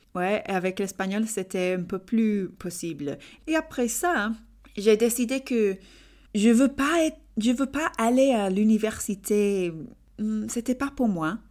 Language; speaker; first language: French; non-native, learner; English